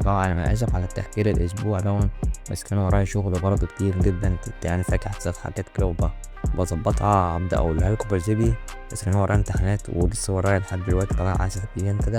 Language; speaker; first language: Arabic; native; Arabic